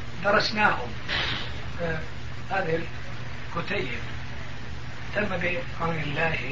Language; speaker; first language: Arabic; non-native, fluent; Turkish